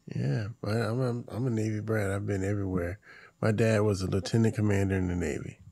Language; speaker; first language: English; native; English